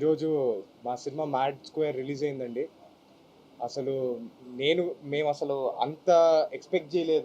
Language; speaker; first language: Telugu; non-native, fluent; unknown